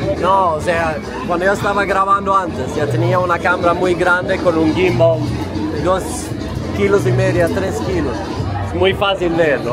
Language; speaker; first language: Spanish; non-native, fluent; Swedish